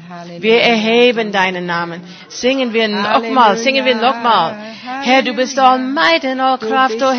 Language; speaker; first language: German; non-native, fluent; English